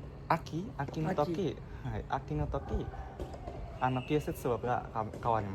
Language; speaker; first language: Japanese; non-native, learner; Indonesian